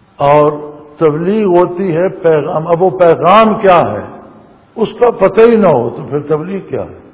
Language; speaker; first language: Urdu; non-native, local second language; Punjabi